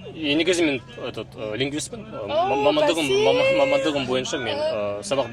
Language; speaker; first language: Kazakh; non-native, learner; Yakut